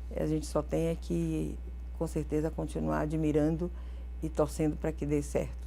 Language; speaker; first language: Portuguese; early bilingual, other home language; Galician